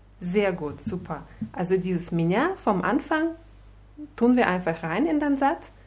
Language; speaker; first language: German; non-native, fluent; Russian